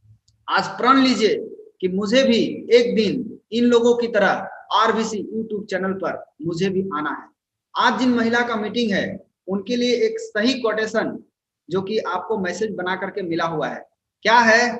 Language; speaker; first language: Hindi; native; Hindi